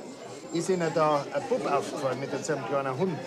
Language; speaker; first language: German; native; German